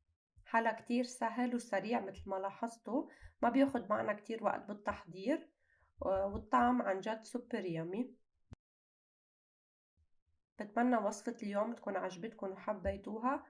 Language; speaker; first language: Arabic; native; Arabic